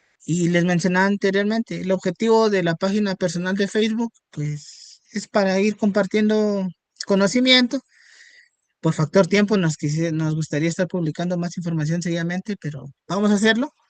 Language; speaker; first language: Spanish; native; Spanish